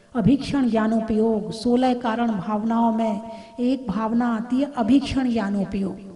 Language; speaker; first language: Hindi; native; Hindi